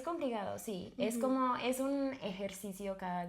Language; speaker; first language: Spanish; non-native, fluent; English